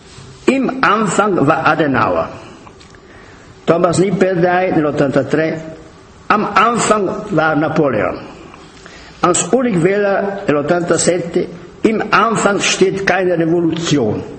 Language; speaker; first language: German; non-native, fluent; Italian